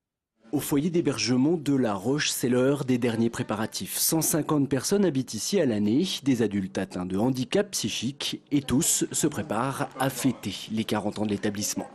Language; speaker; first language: French; native; French